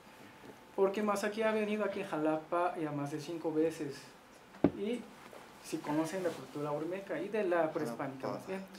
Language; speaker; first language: Spanish; non-native, learner; Japanese